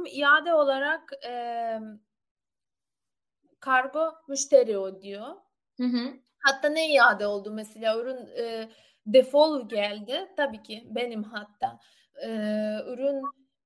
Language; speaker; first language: Turkish; non-native, learner; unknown